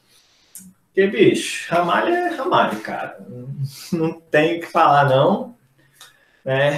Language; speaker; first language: Portuguese; native; Portuguese